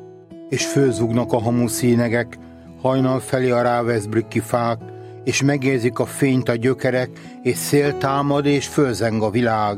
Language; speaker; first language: Hungarian; native; Hungarian